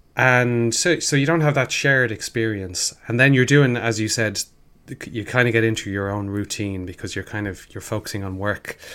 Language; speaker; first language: English; native; English